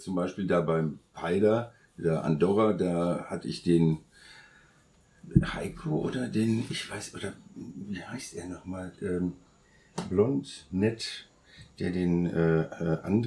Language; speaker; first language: German; native; German